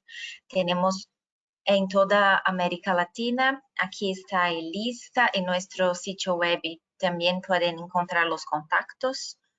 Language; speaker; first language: Spanish; non-native, fluent; Portuguese